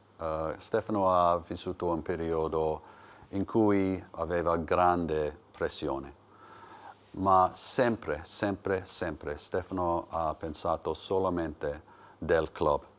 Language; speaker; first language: Italian; non-native, learner; English